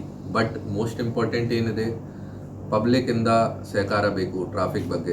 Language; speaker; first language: Kannada; non-native, fluent; Hindi